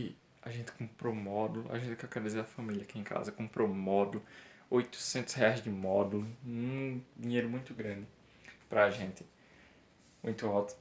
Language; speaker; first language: Portuguese; native; Portuguese